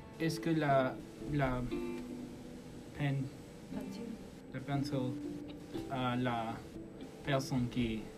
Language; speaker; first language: French; non-native, learner; English